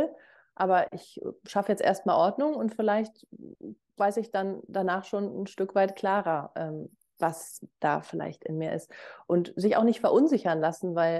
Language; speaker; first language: German; native; German